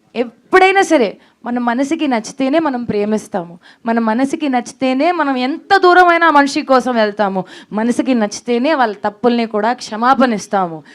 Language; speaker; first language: Telugu; non-native, fluent; Hindi